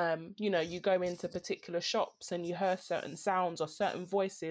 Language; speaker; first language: English; native; English